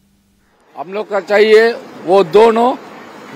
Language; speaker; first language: Hindi; non-native, learner; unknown